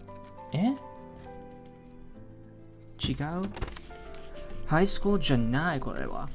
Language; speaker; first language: Japanese; non-native, learner; English